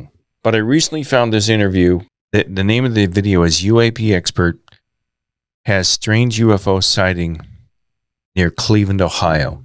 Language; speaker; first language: English; native; English